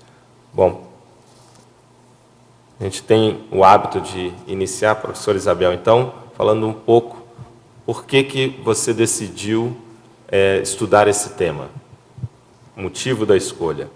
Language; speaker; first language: Portuguese; native; Portuguese